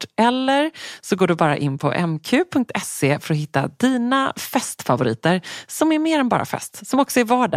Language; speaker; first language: Swedish; native; Swedish